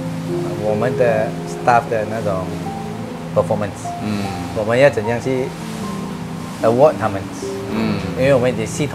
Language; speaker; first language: Chinese; non-native, local second language; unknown